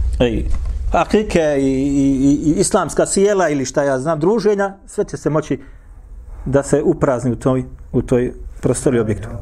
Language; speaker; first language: Bosnian; native; Bosnian